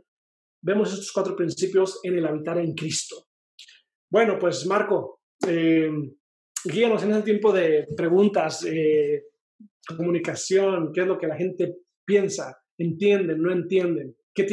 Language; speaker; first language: Spanish; native; Spanish